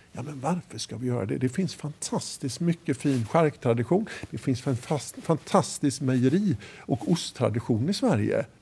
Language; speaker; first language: Swedish; native; Swedish